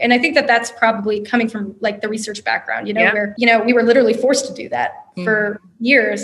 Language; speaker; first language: English; native; English